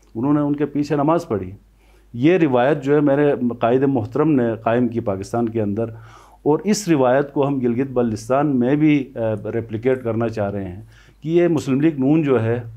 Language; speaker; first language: Urdu; non-native, local second language; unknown